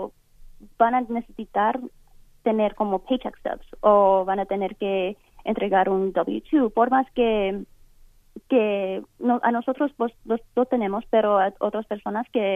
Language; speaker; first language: Spanish; early bilingual, heritage; Spanish